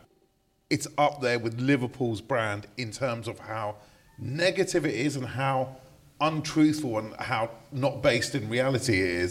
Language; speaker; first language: English; native; English